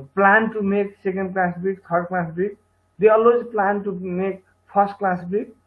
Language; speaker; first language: English; non-native, local second language; Nepali